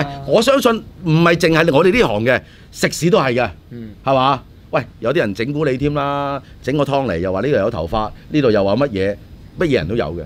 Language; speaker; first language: Cantonese; native; Cantonese